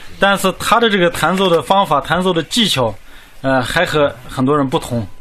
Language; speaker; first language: Chinese; non-native, local second language; Kazakh